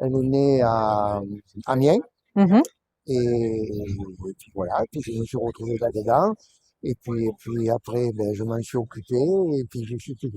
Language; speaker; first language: French; native; French